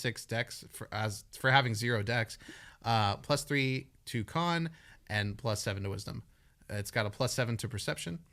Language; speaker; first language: English; native; English